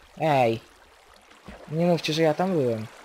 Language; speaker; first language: Polish; native; Polish